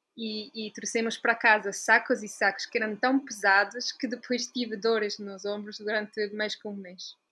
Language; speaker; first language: Portuguese; non-native, fluent; Italian